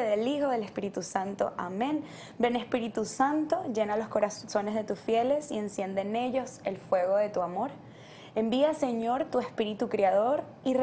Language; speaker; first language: Spanish; native; Spanish